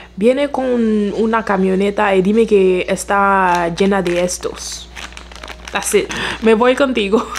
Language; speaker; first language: Spanish; non-native, fluent; French